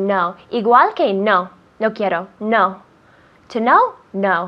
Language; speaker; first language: Spanish; non-native, fluent; English